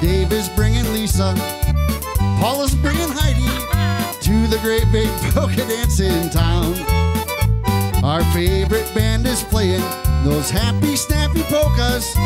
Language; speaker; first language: English; native; English